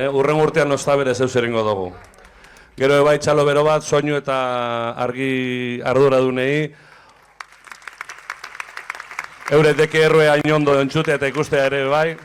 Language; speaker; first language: Basque; native; Basque